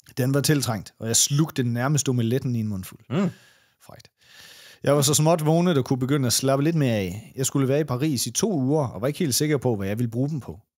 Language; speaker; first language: Danish; native; Danish